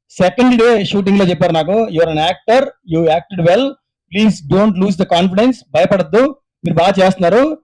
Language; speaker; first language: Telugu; native; Telugu